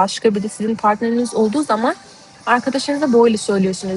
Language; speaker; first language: Turkish; non-native, fluent; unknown